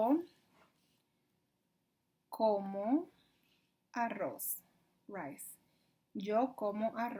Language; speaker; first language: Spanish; non-native, learner; English